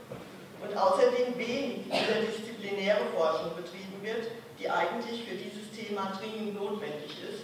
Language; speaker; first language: German; native; German